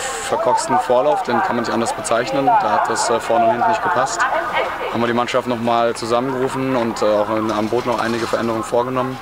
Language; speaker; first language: German; native; German